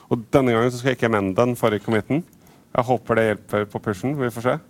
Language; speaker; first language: Norwegian; native; Norwegian